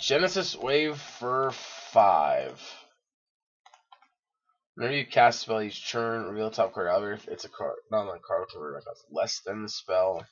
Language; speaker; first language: English; native; English